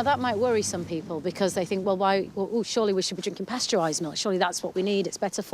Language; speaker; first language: English; native; English